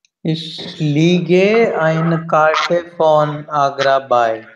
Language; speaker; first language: German; non-native, learner; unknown